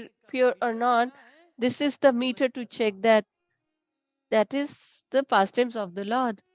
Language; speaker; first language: English; non-native, local second language; Hindi